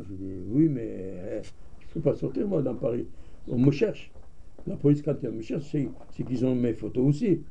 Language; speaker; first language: French; non-native, fluent; Armenian